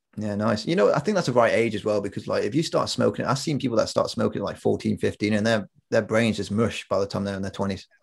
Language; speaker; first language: English; native; English